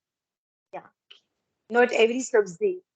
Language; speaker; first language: English; non-native, learner; Gujarati